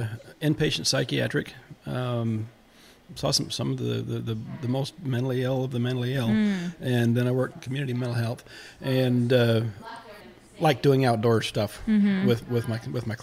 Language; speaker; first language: English; native; English